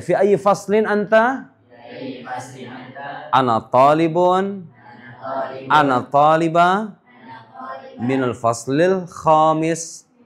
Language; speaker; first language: Arabic; non-native, fluent; Indonesian